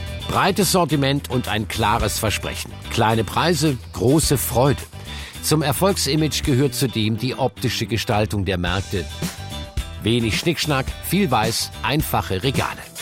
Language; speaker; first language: German; native; German